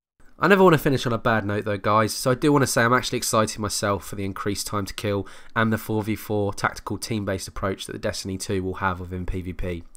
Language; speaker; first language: English; native; English